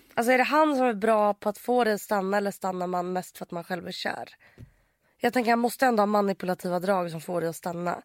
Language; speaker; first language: Swedish; native; Swedish